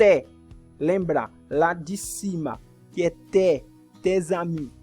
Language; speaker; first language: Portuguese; non-native, fluent; French